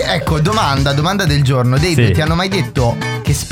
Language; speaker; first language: Italian; native; Italian